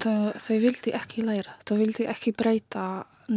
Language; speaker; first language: Icelandic; non-native, learner; Polish